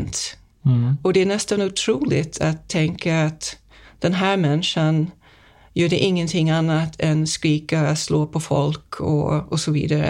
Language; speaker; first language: Swedish; non-native, fluent; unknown